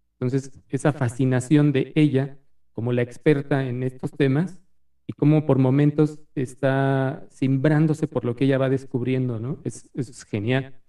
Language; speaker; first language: Spanish; native; Spanish